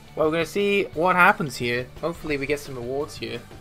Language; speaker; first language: English; native; English